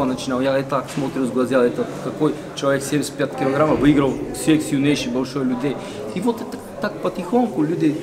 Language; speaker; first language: Russian; non-native, learner; Bulgarian